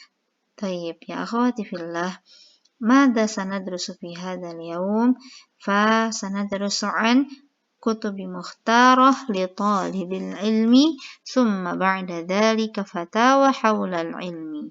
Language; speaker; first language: Arabic; non-native, fluent; Indonesian